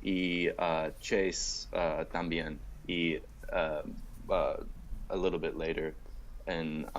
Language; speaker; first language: Spanish; non-native, learner; English